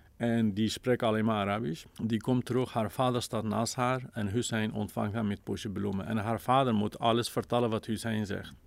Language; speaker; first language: Dutch; non-native, fluent; Kurdish